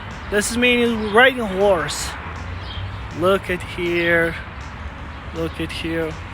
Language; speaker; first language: English; non-native, learner; Kazakh